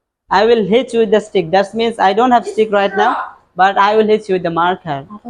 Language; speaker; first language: English; non-native, local second language; Bangla